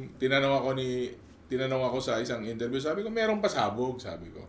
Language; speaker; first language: Filipino; non-native, local second language; Iloko